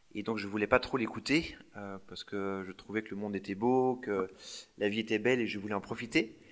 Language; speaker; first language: French; native; French